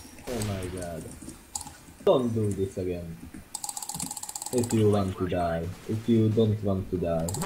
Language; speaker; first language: English; non-native, learner; Hungarian